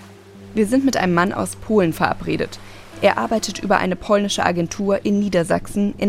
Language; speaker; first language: German; native; German